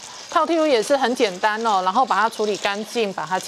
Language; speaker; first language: Chinese; native; Chinese